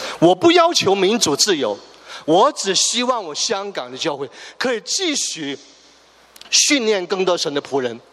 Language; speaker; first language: Chinese; non-native, local second language; Cantonese